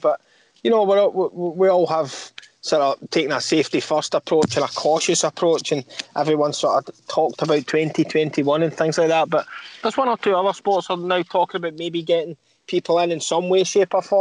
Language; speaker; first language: English; native; English